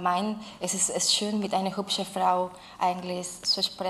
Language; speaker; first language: German; non-native, fluent; Spanish